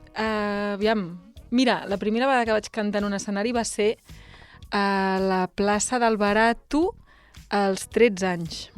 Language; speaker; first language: Catalan; native; Catalan